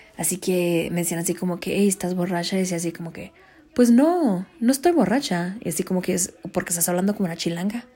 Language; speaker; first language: Spanish; early bilingual, heritage; Spanish